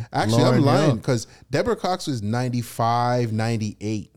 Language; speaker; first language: English; native; English